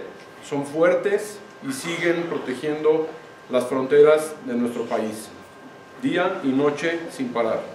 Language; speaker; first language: Spanish; native; Spanish